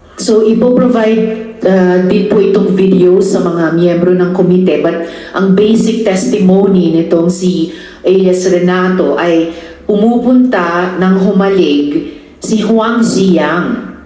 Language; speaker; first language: Filipino; native; Filipino